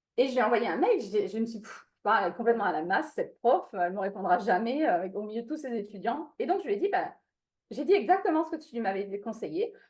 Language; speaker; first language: French; non-native, fluent; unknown